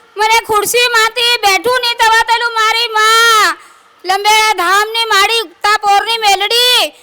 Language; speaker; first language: Gujarati; native; Gujarati